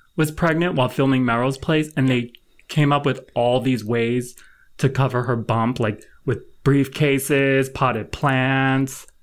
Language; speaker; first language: English; native; English